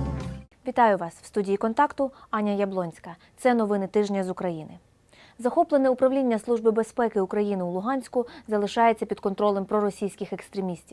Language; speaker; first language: Ukrainian; native; Ukrainian